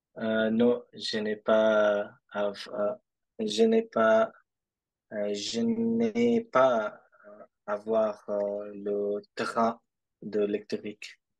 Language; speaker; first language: French; non-native, learner; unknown